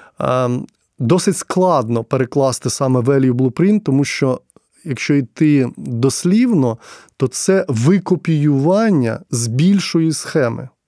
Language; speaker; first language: Ukrainian; non-native, local second language; Russian